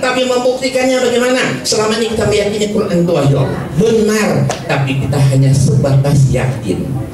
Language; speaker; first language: Indonesian; native; Indonesian